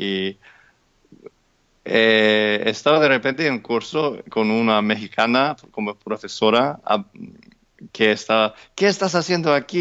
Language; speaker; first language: Spanish; non-native, fluent; English